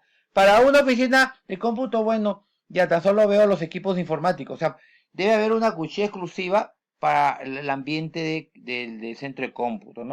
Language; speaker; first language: Spanish; native; Spanish